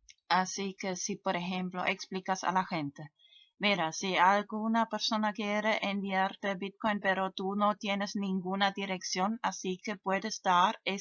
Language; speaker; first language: Spanish; non-native, fluent; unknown